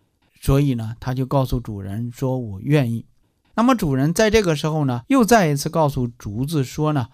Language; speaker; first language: Chinese; native; Chinese